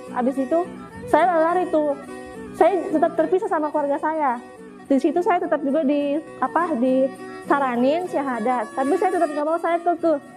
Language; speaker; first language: Indonesian; native; Indonesian